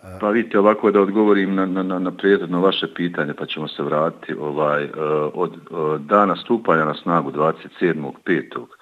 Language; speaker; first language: Bosnian; native; Bosnian